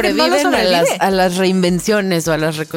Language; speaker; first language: Spanish; native; Spanish